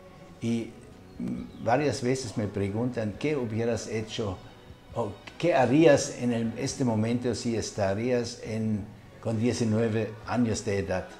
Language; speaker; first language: Spanish; non-native, fluent; German